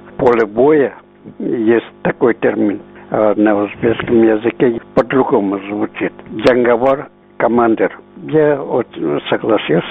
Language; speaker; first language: Russian; non-native, local second language; Uzbek